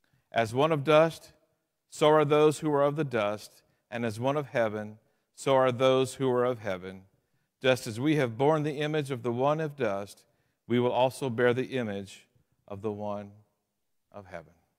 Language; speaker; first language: English; native; English